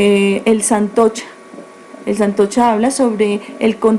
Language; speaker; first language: Spanish; native; Spanish